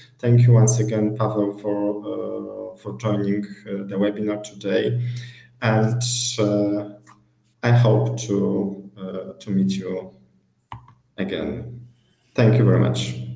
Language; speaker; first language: English; non-native, fluent; Polish